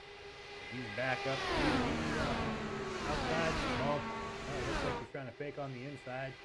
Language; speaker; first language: English; native; English